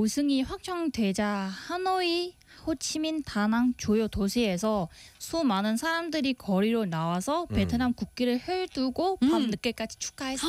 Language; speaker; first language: Korean; non-native, fluent; Vietnamese